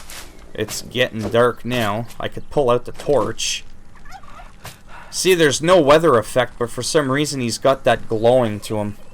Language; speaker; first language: English; native; English